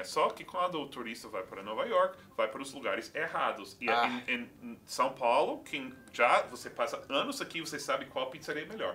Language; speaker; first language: Portuguese; non-native, fluent; English